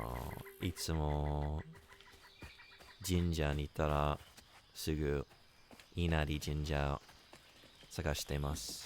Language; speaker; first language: Japanese; non-native, learner; English